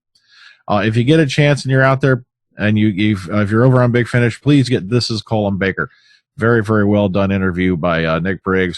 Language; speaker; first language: English; native; English